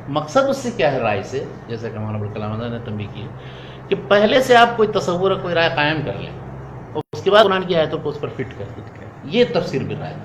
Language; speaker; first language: Urdu; native; Urdu